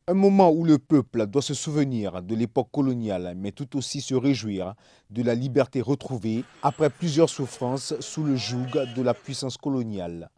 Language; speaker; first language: French; non-native, local second language; Arabic